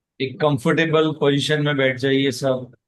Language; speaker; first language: Hindi; native; Hindi